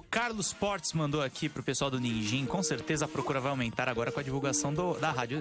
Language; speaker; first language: Portuguese; native; Portuguese